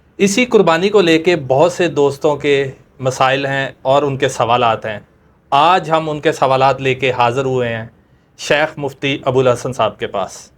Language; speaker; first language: Urdu; non-native, local second language; Punjabi